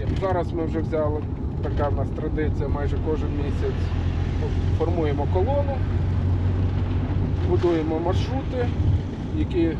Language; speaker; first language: Ukrainian; native; Ukrainian